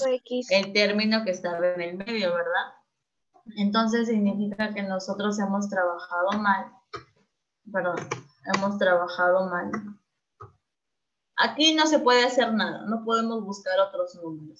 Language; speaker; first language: Spanish; native; Spanish